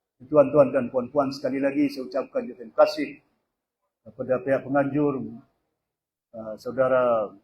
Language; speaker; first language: Malay; non-native, local second language; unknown